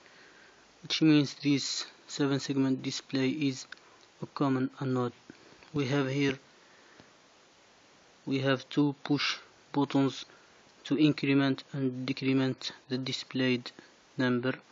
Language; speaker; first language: English; non-native, fluent; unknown